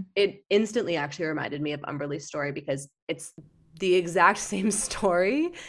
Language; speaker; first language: English; native; English